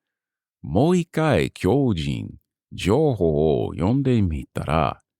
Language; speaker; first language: Japanese; non-native, learner; English